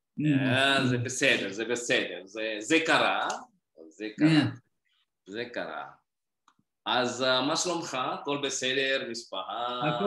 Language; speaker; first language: Hebrew; non-native, learner; Indonesian